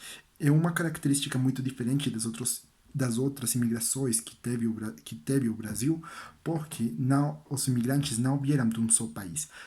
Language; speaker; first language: Portuguese; non-native, learner; Spanish